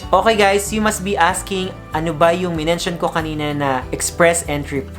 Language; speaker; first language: Filipino; native; Filipino